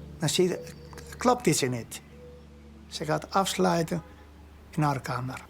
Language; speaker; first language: Dutch; non-native, learner; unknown